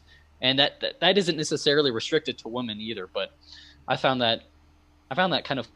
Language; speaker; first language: English; native; English